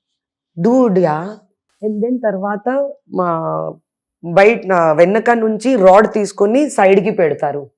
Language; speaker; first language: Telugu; non-native, learner; Hindi